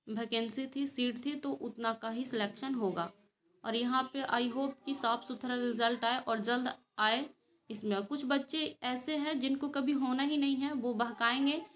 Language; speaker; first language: Hindi; native; Hindi